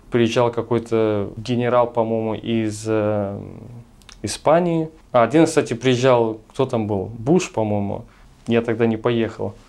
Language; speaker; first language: Russian; native; Russian